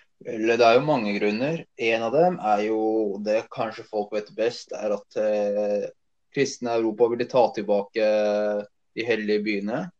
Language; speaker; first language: Norwegian; early bilingual, other home language; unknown